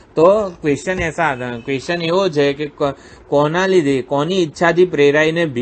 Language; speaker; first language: Hindi; non-native, local second language; Gujarati